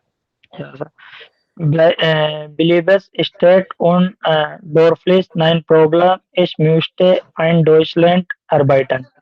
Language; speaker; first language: German; non-native, learner; Hindi